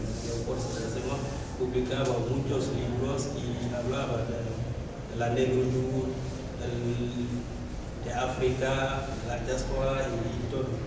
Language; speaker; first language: Spanish; non-native, learner; Wolof